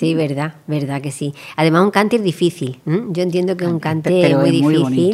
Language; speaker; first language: Spanish; native; Spanish